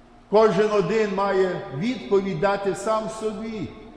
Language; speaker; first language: Ukrainian; early bilingual, heritage; Ukrainian